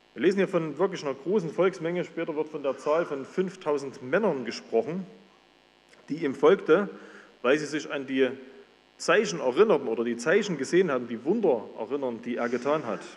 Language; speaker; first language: German; native; German